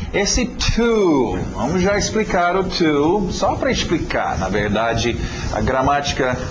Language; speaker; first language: Portuguese; non-native, fluent; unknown